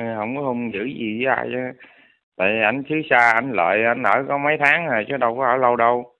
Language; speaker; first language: Vietnamese; native; Vietnamese